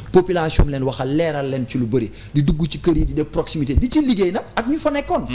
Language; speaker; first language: Wolof; non-native, local second language; Jola-Fonyi